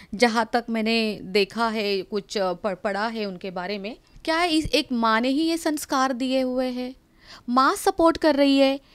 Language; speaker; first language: Hindi; non-native, local second language; Marathi